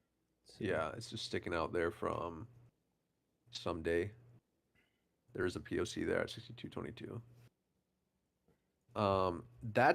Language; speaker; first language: English; native; English